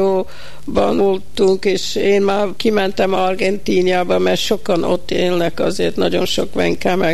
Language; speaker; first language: Hungarian; early bilingual, heritage; Hungarian